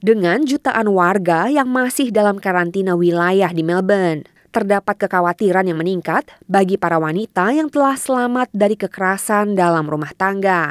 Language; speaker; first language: Indonesian; native; Indonesian